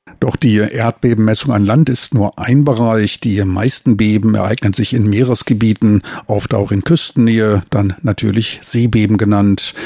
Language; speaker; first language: German; native; German